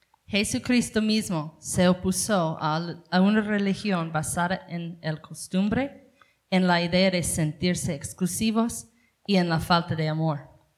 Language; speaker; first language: Spanish; non-native, fluent; English